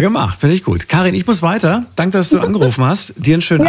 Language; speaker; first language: German; native; German